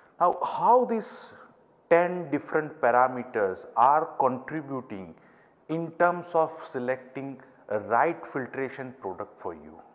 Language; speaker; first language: English; non-native, local second language; Gujarati